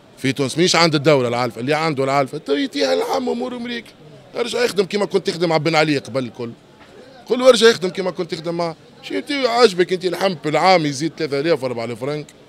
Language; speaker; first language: Arabic; native; Arabic